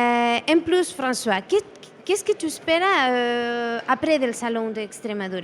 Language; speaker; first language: French; non-native, learner; Spanish